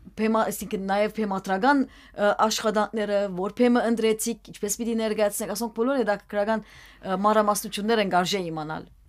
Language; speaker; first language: Armenian; early bilingual, heritage; Armenian